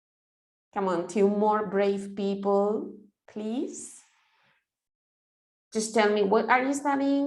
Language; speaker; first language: English; non-native, fluent; Spanish